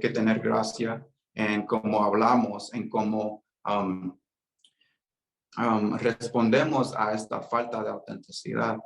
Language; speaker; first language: Spanish; early bilingual, heritage; Spanish